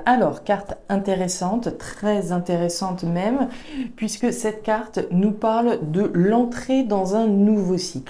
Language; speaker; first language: French; native; French